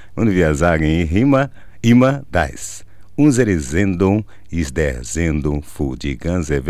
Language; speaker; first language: German; non-native, learner; Portuguese